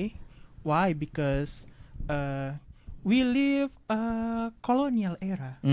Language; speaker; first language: English; non-native, learner; Indonesian